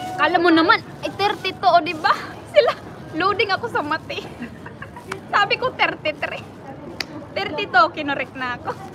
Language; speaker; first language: Filipino; non-native, local second language; Cebuano